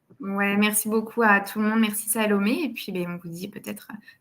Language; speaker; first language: French; native; French